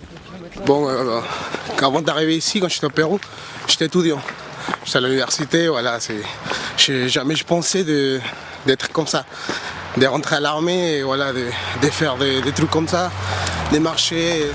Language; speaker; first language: French; non-native, fluent; Spanish